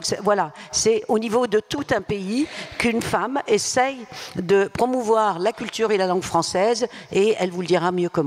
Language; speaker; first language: French; non-native, local second language; Arabic